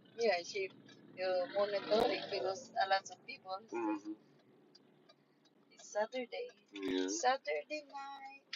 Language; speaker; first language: English; non-native, local second language; Filipino